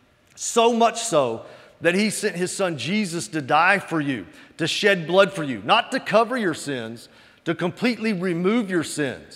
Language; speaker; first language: English; native; English